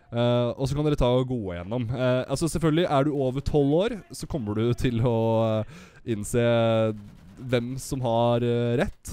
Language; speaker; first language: Norwegian; native; Norwegian